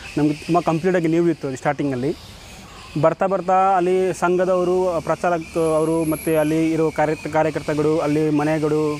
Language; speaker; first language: Kannada; non-native, local second language; Manipuri